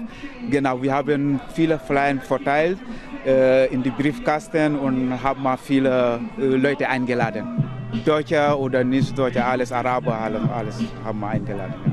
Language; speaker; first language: German; non-native, learner; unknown